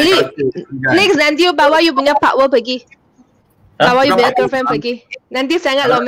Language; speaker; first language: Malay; non-native, local second language; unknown